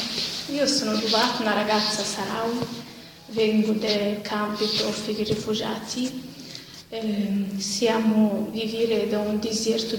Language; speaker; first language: Italian; non-native, learner; Arabic